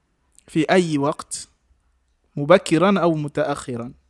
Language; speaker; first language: Arabic; non-native, fluent; French